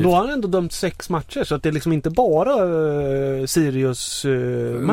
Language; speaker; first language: Swedish; native; Swedish